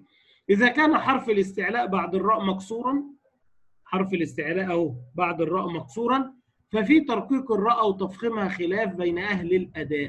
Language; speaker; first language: Arabic; native; Arabic